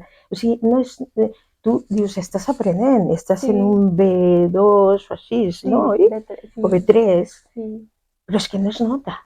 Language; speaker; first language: Catalan; non-native, fluent; Spanish